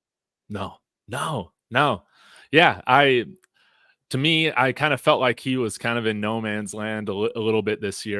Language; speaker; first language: English; native; English